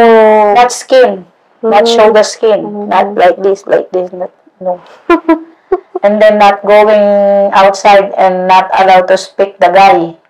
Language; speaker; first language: English; non-native, learner; Indonesian